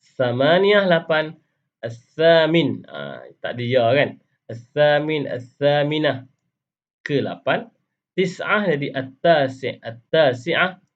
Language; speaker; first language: Malay; native; Malay